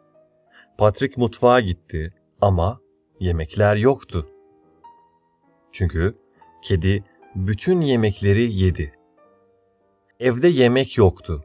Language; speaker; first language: Turkish; non-native, fluent; Persian